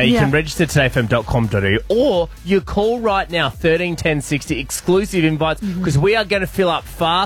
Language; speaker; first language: English; native; English